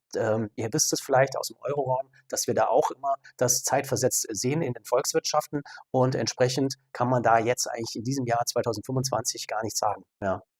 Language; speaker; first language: German; native; German